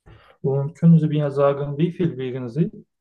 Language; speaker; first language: German; non-native, learner; Turkish